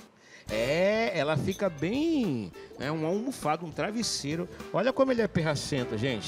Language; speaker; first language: Portuguese; native; Portuguese